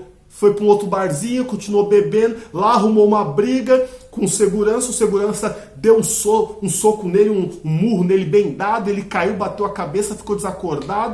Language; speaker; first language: Portuguese; native; Portuguese